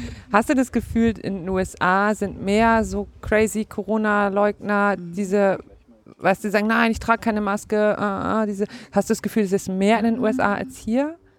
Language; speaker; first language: German; native; German